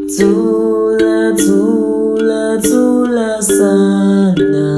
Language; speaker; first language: Portuguese; non-native, fluent; Zulu